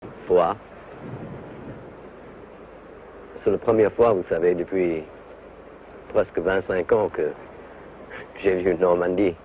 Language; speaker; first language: French; non-native, fluent; English